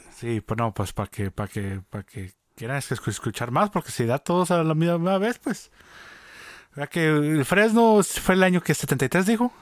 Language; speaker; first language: Spanish; early bilingual, other home language; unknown